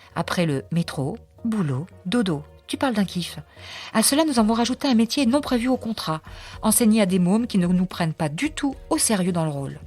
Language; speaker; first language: French; native; French